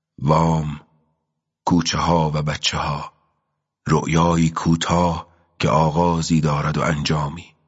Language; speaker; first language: Persian; native; Persian